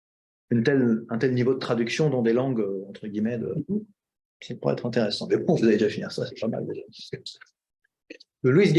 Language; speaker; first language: French; native; French